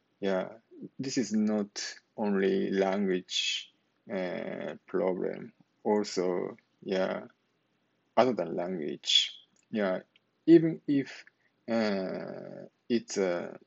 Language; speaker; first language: English; non-native, learner; Japanese